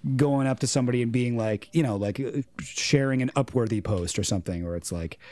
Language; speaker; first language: English; native; English